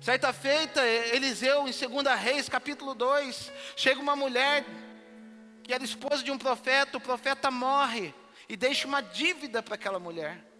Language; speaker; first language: Portuguese; native; Portuguese